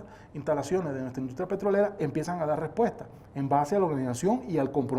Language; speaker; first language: Spanish; native; Spanish